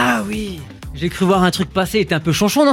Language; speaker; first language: French; native; French